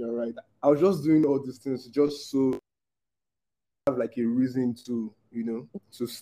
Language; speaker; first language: English; non-native, local second language; Igbo